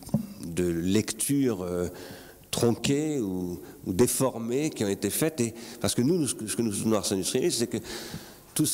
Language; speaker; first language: French; native; French